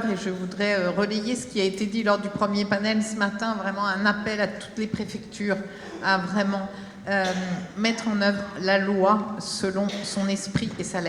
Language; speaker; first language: French; native; French